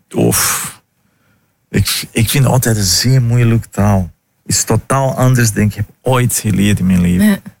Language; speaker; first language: Dutch; non-native, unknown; Portuguese